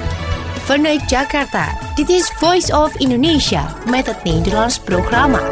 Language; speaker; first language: Dutch; non-native, fluent; Indonesian